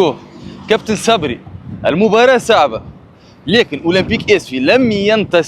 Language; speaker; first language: Arabic; native; Arabic